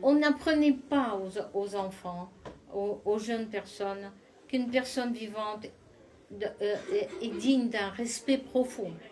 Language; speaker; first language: French; non-native, fluent; Russian